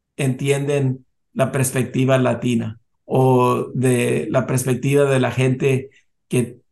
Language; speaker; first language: Spanish; early bilingual, heritage; Spanish